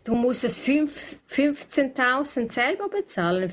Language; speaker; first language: German; native; German